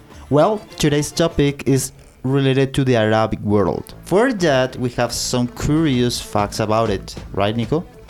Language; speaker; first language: English; non-native, fluent; Spanish